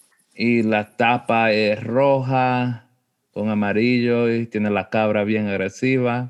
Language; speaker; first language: Spanish; early bilingual, heritage; Spanish